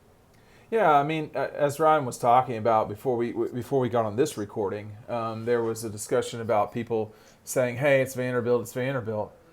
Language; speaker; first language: English; native; English